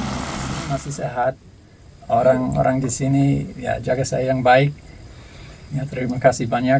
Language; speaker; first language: Indonesian; non-native, learner; English